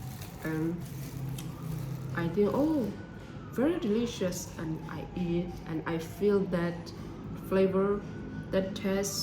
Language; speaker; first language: English; non-native, learner; Burmese